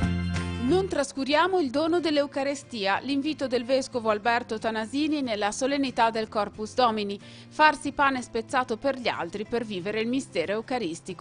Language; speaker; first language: Italian; native; Italian